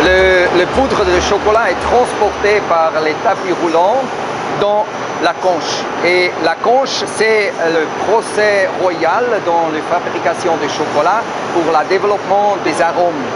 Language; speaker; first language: French; non-native, local second language; German